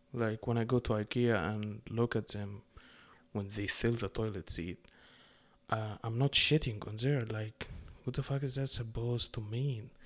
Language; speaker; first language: English; non-native, fluent; Arabic